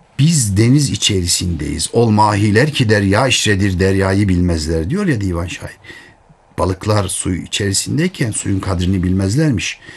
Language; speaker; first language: Turkish; native; Turkish